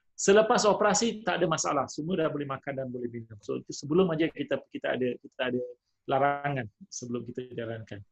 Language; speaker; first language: Malay; non-native, local second language; Tamil